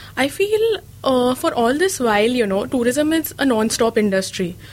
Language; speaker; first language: English; non-native, local second language; Marathi